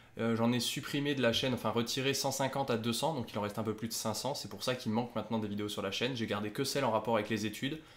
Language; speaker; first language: French; native; French